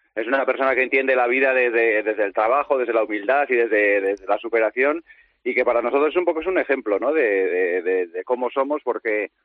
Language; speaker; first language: Spanish; native; Spanish